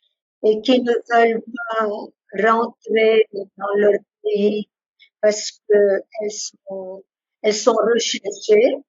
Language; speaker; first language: French; non-native, local second language; Arabic